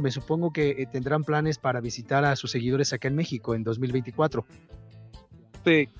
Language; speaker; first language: Spanish; native; Spanish